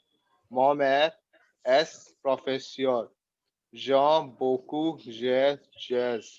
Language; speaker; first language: French; non-native, learner; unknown